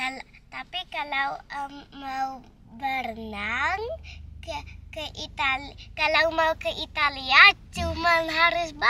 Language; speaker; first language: Indonesian; early bilingual, heritage; Indonesian